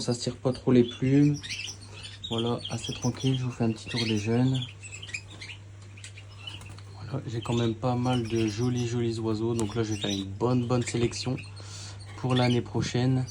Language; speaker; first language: French; native; French